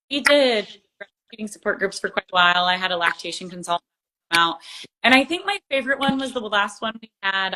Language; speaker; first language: English; native; English